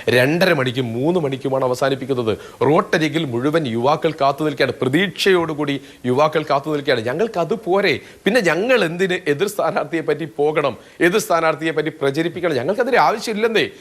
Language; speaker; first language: Malayalam; native; Malayalam